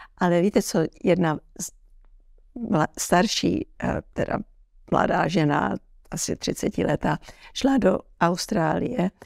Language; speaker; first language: Czech; early bilingual, heritage; Czech